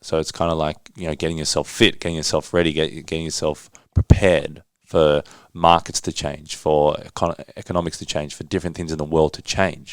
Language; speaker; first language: English; native; English